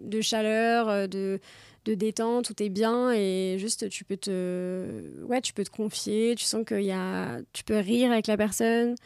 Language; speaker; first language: French; native; French